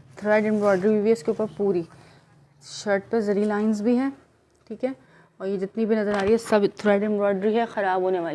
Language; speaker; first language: Urdu; native; Urdu